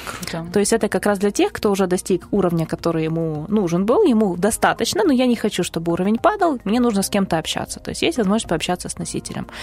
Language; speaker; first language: Russian; native; Russian